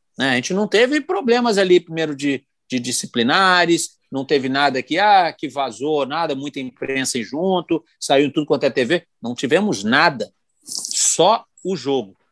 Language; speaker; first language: Portuguese; native; Portuguese